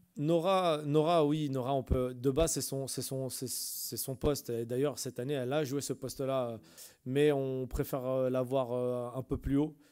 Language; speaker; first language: French; native; French